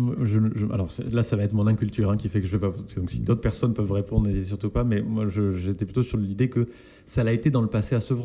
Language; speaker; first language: French; native; French